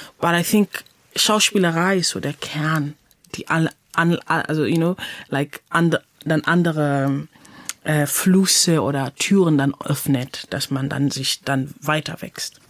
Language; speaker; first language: German; non-native, fluent; English